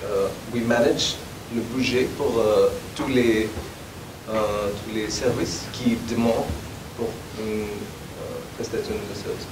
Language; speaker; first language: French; non-native, learner; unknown